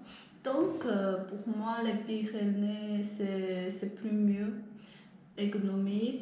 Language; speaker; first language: French; non-native, learner; Chinese